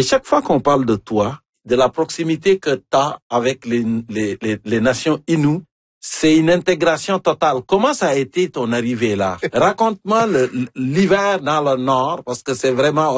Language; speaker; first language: French; native; French